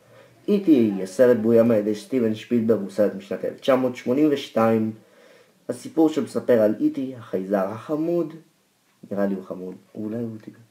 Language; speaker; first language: Hebrew; native; Hebrew